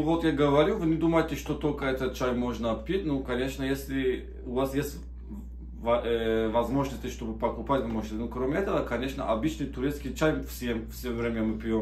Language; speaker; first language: Russian; non-native, learner; Turkish